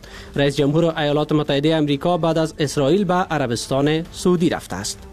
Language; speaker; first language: Persian; native; Persian